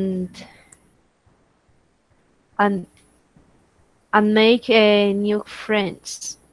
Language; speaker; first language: English; non-native, learner; Spanish